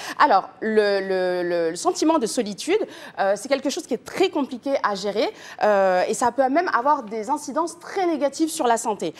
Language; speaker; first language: French; native; French